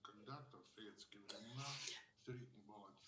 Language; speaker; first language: Russian; native; Russian